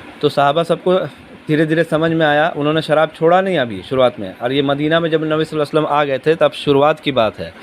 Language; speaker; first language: Urdu; native; Urdu